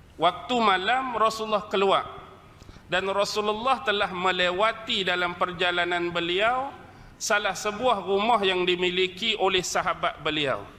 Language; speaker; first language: Malay; native; Malay